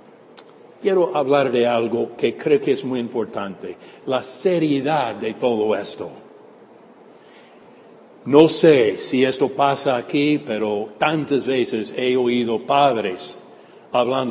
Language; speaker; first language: Spanish; non-native, fluent; English